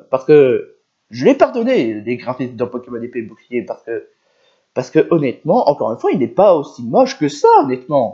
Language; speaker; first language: French; native; French